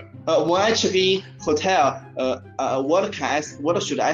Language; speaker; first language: English; non-native, learner; Chinese